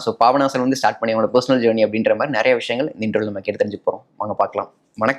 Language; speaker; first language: Tamil; native; Tamil